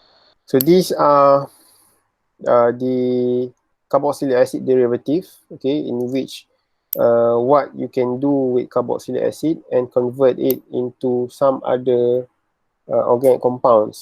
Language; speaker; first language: English; non-native, local second language; Malay